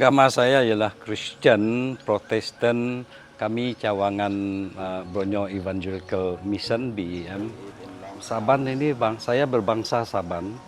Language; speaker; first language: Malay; non-native, local second language; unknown